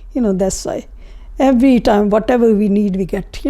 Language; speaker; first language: English; non-native, local second language; Punjabi